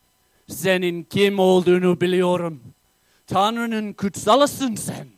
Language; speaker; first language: Turkish; non-native, fluent; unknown